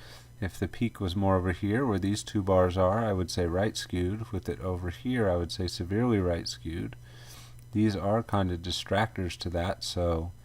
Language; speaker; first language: English; native; English